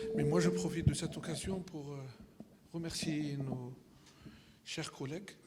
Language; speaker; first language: French; non-native, local second language; Arabic